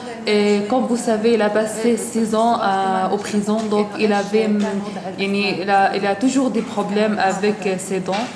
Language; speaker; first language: French; non-native, learner; Arabic